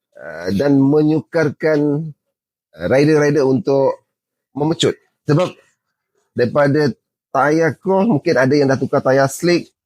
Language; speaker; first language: Malay; native; Malay